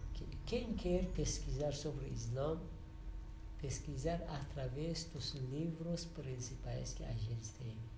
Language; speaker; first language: Portuguese; non-native, learner; Persian